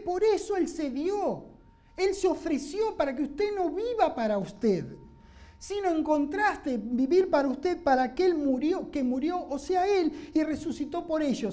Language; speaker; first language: Spanish; native; Spanish